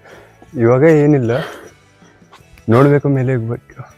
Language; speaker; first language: Kannada; non-native, local second language; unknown